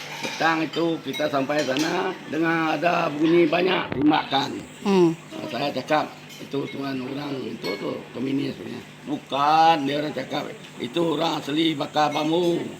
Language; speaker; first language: Malay; non-native, local second language; Iban